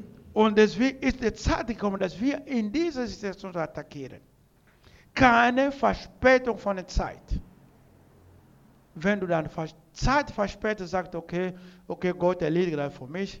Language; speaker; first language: German; non-native, learner; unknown